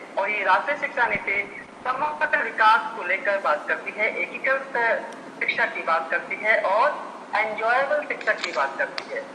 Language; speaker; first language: Hindi; native; Hindi